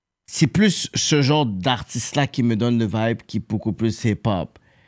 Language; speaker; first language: French; native; French